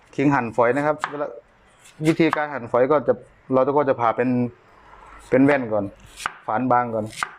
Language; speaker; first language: Thai; native; Thai